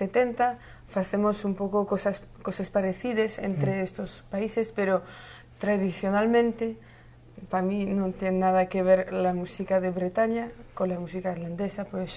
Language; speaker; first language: Spanish; non-native, learner; French